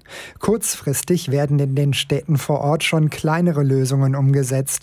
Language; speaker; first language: German; native; German